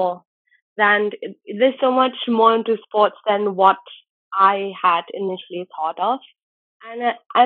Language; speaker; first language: English; non-native, local second language; Khasi